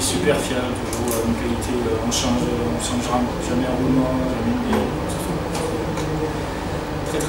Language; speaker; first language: French; native; French